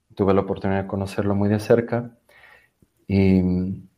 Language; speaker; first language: Spanish; native; Spanish